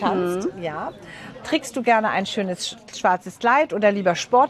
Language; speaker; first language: German; native; German